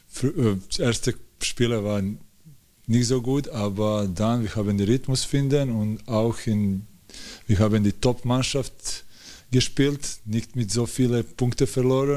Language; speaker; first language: German; non-native, learner; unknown